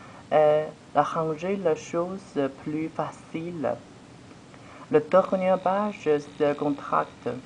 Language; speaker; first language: French; non-native, learner; Chinese